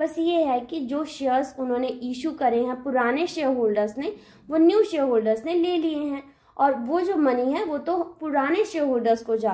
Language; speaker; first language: Hindi; native; Hindi